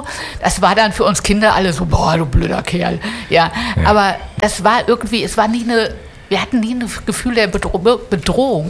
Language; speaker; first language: German; native; German